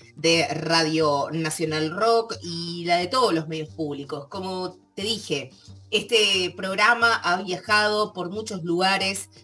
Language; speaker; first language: Spanish; native; Spanish